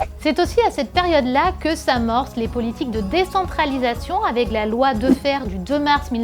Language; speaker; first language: French; native; French